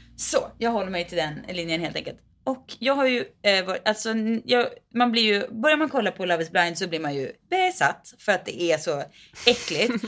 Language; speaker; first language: Swedish; native; Swedish